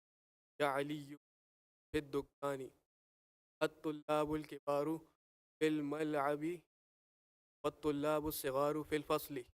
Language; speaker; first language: Arabic; non-native, learner; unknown